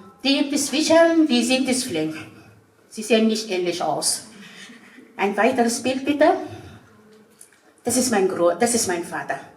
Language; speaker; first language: German; non-native, fluent; Arabic